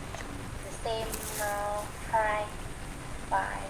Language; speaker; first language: English; non-native, learner; Vietnamese